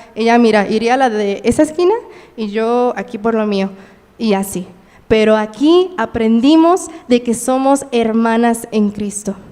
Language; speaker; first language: Spanish; early bilingual, heritage; Spanish